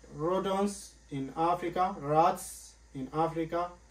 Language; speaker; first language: English; non-native, learner; Arabic